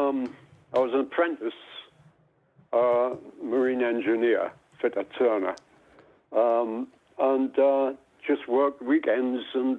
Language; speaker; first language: English; native; English